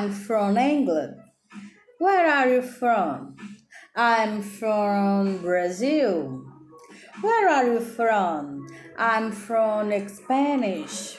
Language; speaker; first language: English; non-native, learner; Portuguese